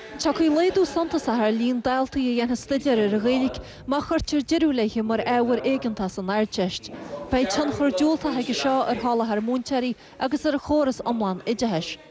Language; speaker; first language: Irish; native; Irish